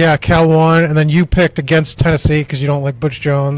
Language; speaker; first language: English; native; English